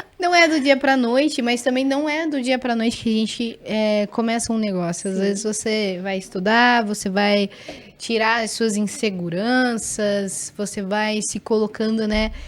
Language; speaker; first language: Portuguese; native; Portuguese